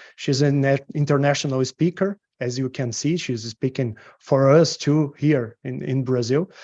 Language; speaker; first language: English; non-native, fluent; Portuguese